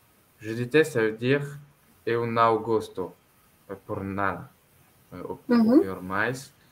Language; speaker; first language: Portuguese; non-native, learner; French